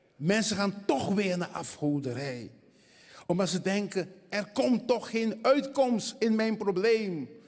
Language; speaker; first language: Dutch; non-native, fluent; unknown